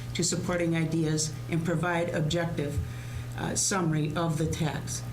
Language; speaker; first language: English; native; English